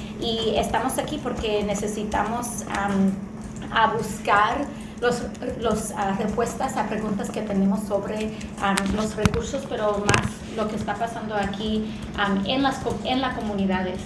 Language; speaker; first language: Spanish; non-native, learner; English